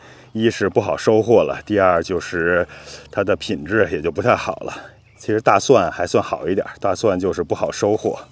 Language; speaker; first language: Chinese; native; Chinese